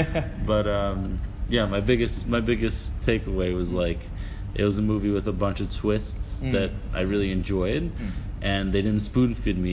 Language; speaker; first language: English; native; English